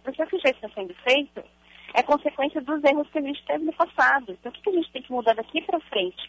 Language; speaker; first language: Portuguese; native; Portuguese